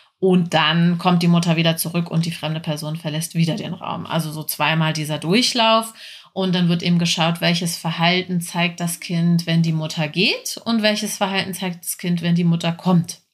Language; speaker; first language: German; native; German